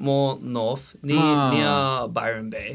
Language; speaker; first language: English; non-native, learner; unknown